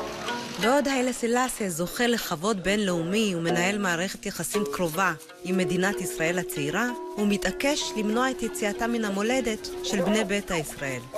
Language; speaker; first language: Hebrew; native; Hebrew